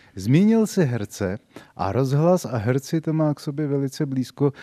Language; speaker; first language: Czech; native; Czech